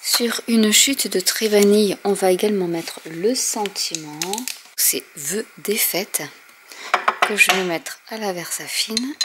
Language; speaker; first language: French; native; French